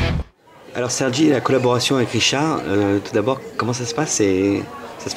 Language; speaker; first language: French; native; French